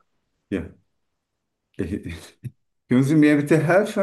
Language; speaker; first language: German; non-native, fluent; Turkish